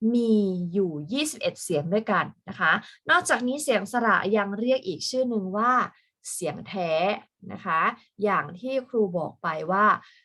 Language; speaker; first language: Thai; native; Thai